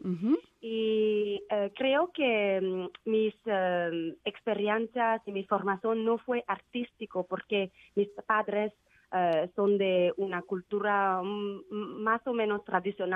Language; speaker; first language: Spanish; non-native, learner; Vietnamese